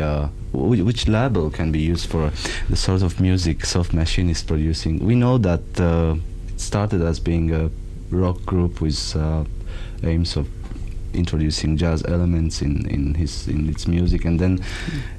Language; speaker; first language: English; non-native, fluent; Romanian